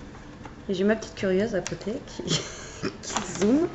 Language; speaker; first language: French; native; French